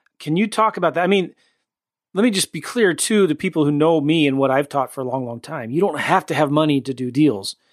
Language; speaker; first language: English; native; English